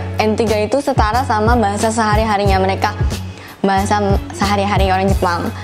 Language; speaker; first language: Indonesian; native; Indonesian